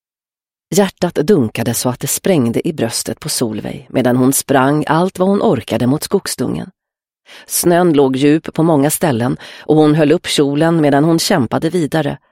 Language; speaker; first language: Swedish; native; Swedish